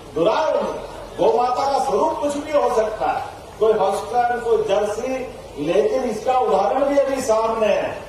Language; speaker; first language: Hindi; native; Hindi